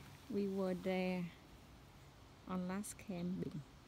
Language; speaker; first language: English; non-native, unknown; Vietnamese